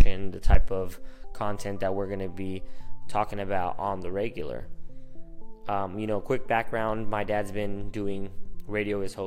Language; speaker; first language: English; early bilingual, other home language; Spanish